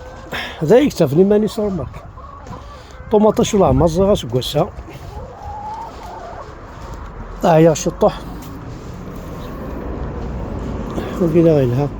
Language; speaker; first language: Arabic; native; Arabic